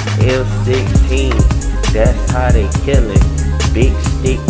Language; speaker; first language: English; native; English